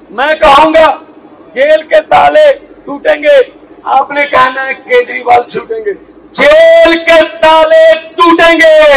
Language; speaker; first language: Hindi; non-native, local second language; Punjabi